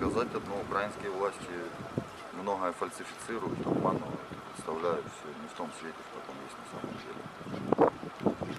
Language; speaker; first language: Russian; native; Russian